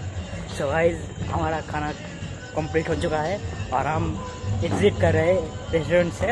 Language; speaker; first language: Hindi; non-native, local second language; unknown